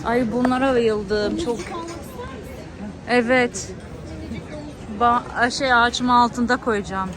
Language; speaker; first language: Turkish; non-native, fluent; Albanian